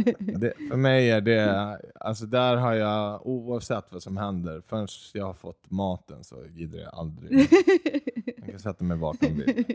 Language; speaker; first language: Swedish; early bilingual, other home language; Serbian